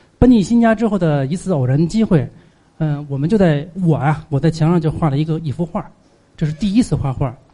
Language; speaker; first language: Chinese; native; Chinese